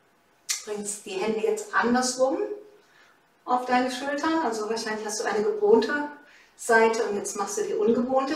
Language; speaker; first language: German; native; German